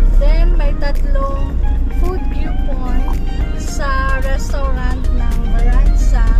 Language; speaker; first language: Filipino; non-native, local second language; Cebuano